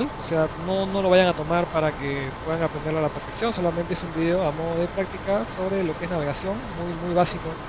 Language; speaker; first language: Spanish; native; Spanish